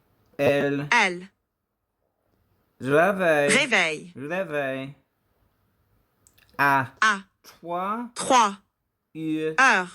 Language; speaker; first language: French; non-native, learner; English